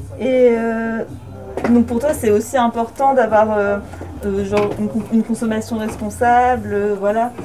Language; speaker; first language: French; native; French